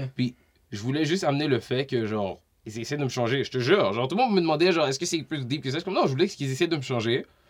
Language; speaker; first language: French; native; French